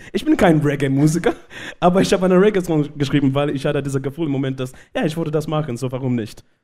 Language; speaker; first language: German; non-native, learner; Shona